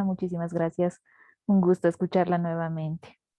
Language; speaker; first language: Spanish; native; Spanish